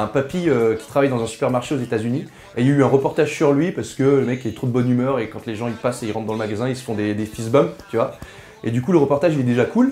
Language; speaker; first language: French; native; French